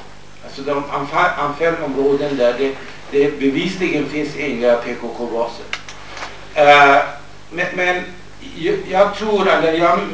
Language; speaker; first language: Swedish; non-native, fluent; Kurdish